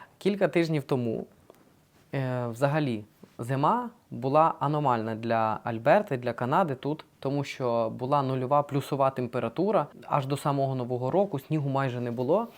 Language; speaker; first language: Ukrainian; non-native, local second language; Russian